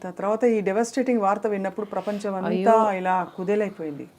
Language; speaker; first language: Telugu; native; Telugu